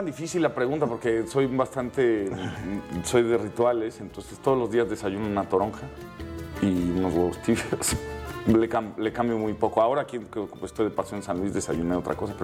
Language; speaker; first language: Spanish; native; Spanish